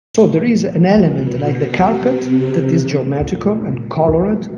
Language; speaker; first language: English; non-native, learner; Italian